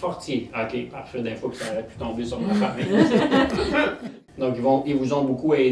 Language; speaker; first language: French; native; French